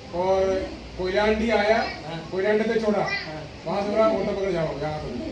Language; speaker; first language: Hindi; non-native, local second language; Malayalam